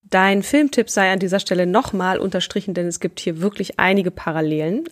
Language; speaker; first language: German; native; German